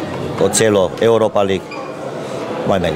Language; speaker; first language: Hungarian; non-native, fluent; Romanian